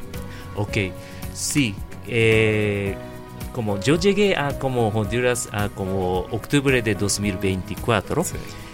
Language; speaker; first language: Spanish; non-native, learner; Japanese